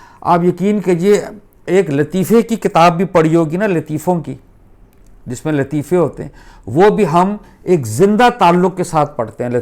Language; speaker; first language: Urdu; native; Urdu